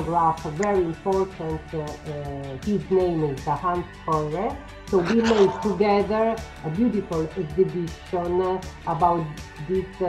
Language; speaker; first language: English; non-native, learner; Italian